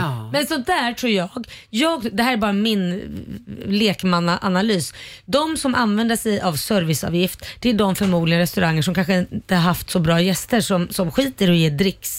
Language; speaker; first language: Swedish; native; Swedish